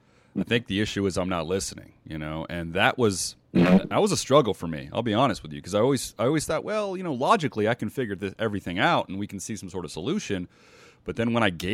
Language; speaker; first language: English; native; English